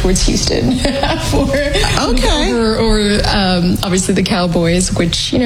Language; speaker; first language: English; native; English